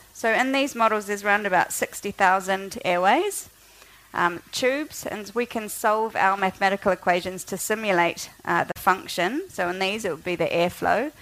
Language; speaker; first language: English; native; English